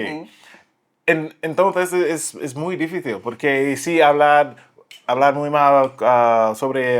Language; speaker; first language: Spanish; non-native, learner; English